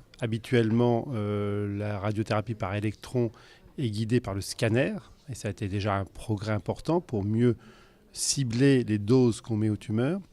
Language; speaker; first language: French; native; French